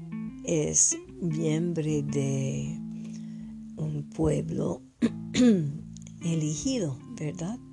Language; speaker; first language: Spanish; non-native, fluent; French